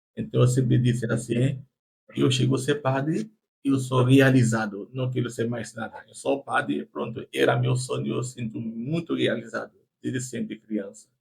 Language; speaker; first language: Portuguese; non-native, fluent; Haitian Creole